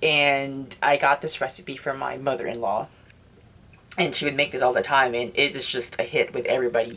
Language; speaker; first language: English; non-native, local second language; Filipino